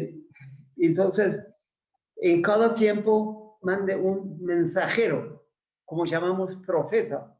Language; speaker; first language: Spanish; non-native, learner; Persian